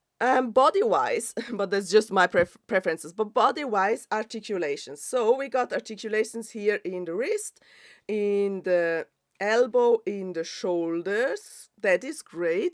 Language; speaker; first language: English; non-native, fluent; German